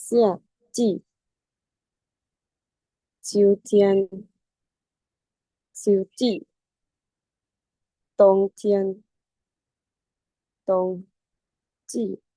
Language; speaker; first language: Chinese; non-native, learner; Lao